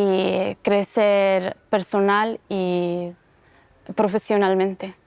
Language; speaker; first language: Spanish; non-native, learner; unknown